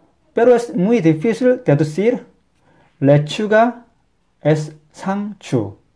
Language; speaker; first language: Spanish; non-native, fluent; Korean